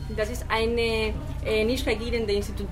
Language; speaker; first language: German; non-native, fluent; Spanish